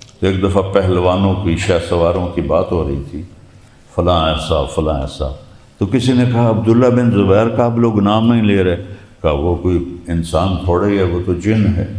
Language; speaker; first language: Urdu; non-native, local second language; Punjabi